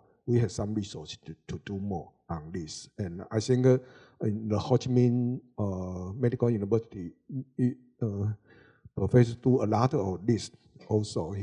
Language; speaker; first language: English; non-native, learner; Chinese